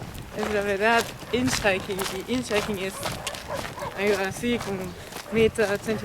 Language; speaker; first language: Spanish; non-native, learner; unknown